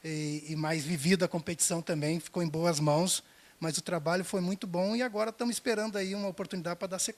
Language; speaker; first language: Portuguese; native; Portuguese